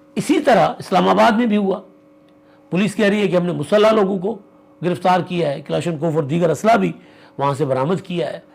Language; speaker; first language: Urdu; non-native, local second language; Sindhi